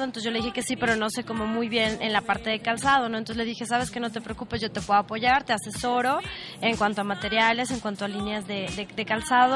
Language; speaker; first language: Spanish; native; Spanish